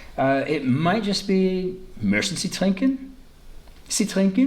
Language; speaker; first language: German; early bilingual, heritage; English